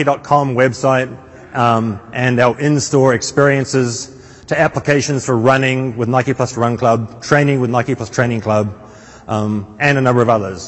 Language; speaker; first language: English; native; English